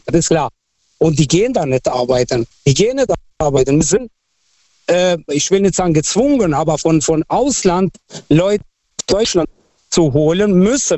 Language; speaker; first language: German; non-native, local second language; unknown